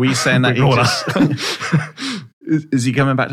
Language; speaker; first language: English; native; English